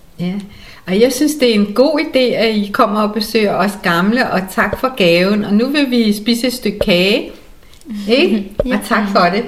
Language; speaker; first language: Danish; native; Danish